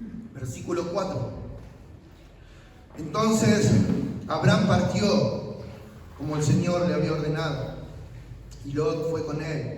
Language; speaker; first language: Spanish; native; Spanish